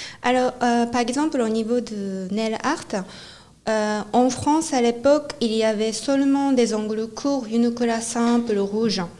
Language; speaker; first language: French; non-native, fluent; Japanese